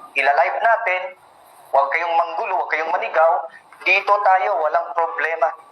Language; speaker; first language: Filipino; native; Filipino